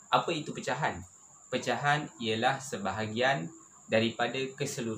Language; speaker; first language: Malay; native; Malay